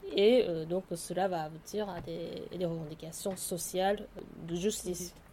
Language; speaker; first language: French; non-native, fluent; Japanese